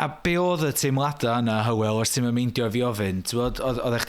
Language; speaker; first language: Welsh; native; Welsh